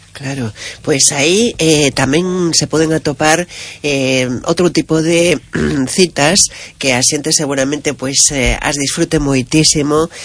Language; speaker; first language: Galician; native; Galician